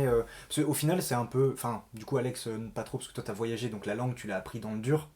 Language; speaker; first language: French; native; French